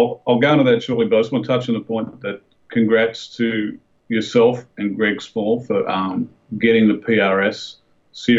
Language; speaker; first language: English; native; English